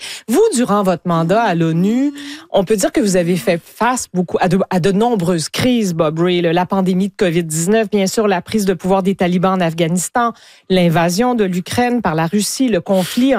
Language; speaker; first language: French; native; French